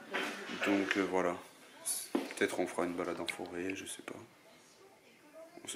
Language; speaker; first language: French; native; French